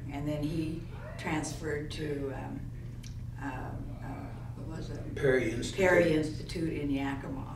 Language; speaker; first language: English; native; English